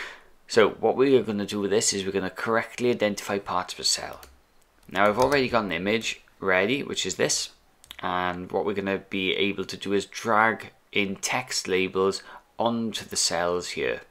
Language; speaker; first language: English; native; English